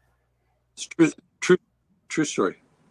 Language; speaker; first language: English; native; English